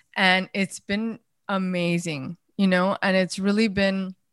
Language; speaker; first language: English; early bilingual, other home language; Spanish